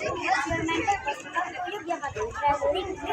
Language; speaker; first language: English; non-native, learner; Indonesian